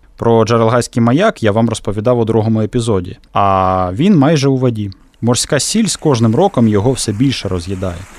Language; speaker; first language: Ukrainian; native; Ukrainian